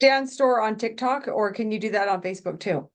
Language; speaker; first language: English; native; English